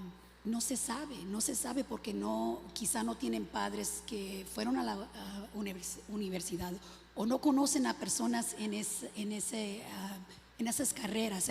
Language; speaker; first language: Spanish; early bilingual, other home language; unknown